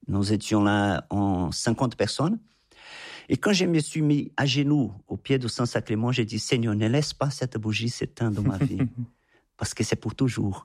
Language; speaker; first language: French; non-native, fluent; Portuguese